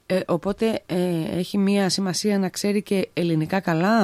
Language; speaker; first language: Greek; native; Greek